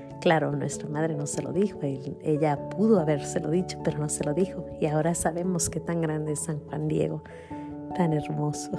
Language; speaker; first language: Spanish; native; Spanish